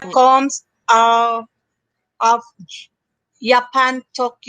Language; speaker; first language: German; non-native, learner; Filipino